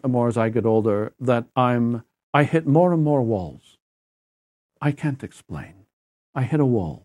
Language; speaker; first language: English; native; English